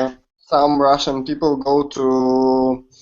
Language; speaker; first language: English; non-native, learner; Russian